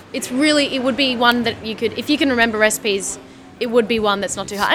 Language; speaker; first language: English; native; English